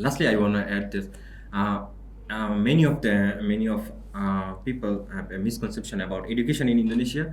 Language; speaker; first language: English; non-native, local second language; Bangla